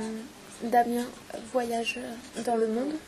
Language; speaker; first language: French; non-native, learner; English